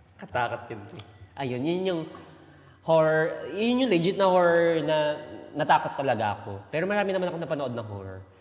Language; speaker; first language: Filipino; native; Filipino